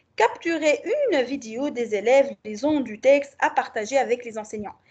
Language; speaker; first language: French; non-native, local second language; Arabic